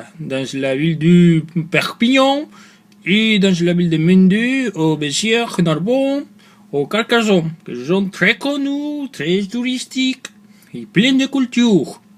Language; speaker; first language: French; non-native, learner; Spanish